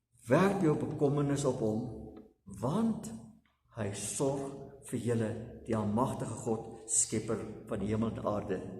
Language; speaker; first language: Afrikaans; native; Afrikaans